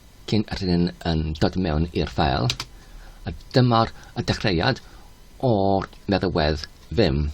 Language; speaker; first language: Welsh; non-native, learner; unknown